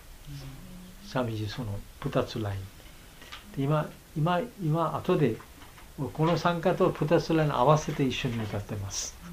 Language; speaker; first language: Japanese; non-native, learner; Bangla